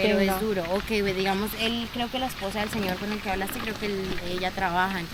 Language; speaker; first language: Spanish; native; Spanish